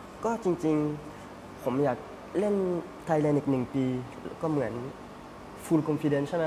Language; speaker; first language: Thai; early bilingual, heritage; Thai